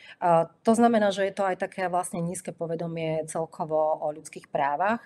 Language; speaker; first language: Slovak; native; Slovak